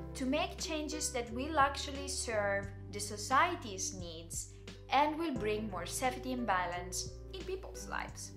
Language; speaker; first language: English; non-native, fluent; Italian